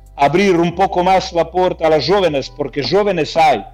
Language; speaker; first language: Spanish; non-native, fluent; Croatian